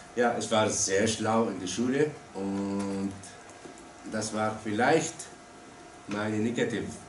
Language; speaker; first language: German; non-native, learner; Arabic